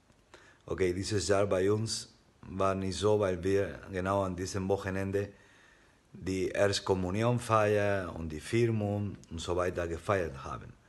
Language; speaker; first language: German; non-native, fluent; Spanish